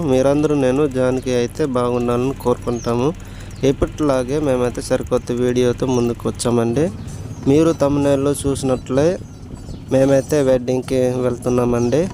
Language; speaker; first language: Telugu; non-native, local second language; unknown